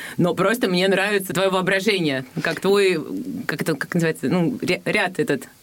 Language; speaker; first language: Russian; native; Russian